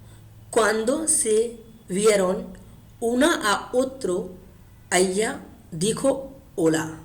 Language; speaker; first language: Spanish; non-native, fluent; Hindi